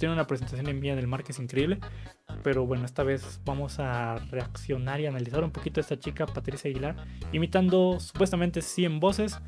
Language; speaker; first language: Spanish; native; Spanish